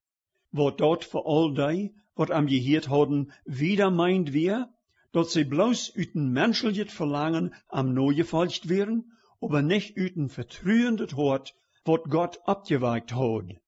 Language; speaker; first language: German; early bilingual, heritage; Plautdietsch